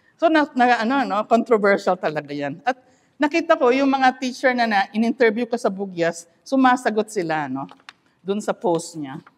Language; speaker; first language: Filipino; non-native, local second language; Iloko